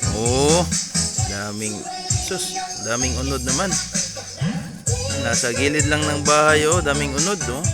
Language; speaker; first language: Filipino; non-native, local second language; Cebuano